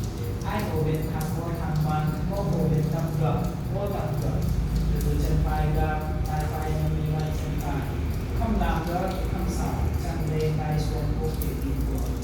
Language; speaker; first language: Vietnamese; non-native, fluent; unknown